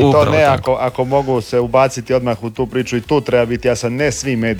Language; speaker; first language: Serbian; native; Serbian